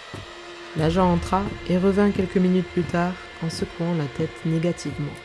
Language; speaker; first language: French; native; French